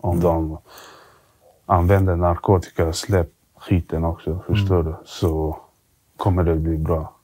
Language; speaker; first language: Swedish; early bilingual, other home language; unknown